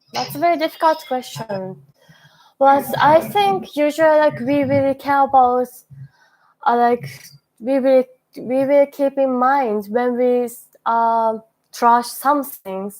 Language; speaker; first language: English; non-native, learner; Japanese